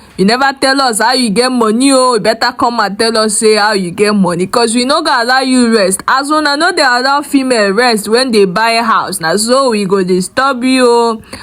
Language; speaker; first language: Nigerian Pidgin; native; Nigerian Pidgin